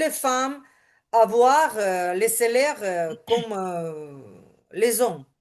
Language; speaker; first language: French; non-native, learner; Ukrainian